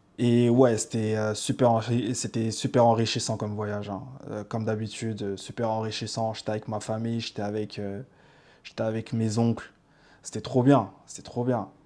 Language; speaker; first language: French; native; French